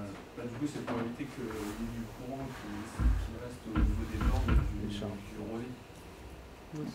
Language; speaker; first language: French; native; French